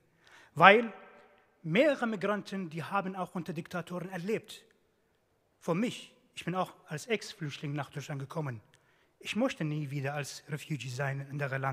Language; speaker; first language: German; non-native, fluent; Arabic